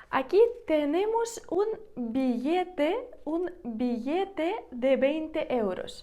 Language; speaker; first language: Spanish; non-native, fluent; Ukrainian